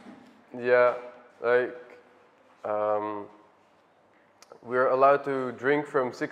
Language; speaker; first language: English; non-native, fluent; Dutch